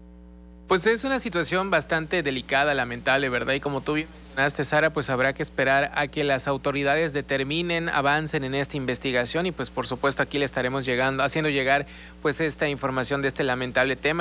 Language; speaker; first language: Spanish; native; Spanish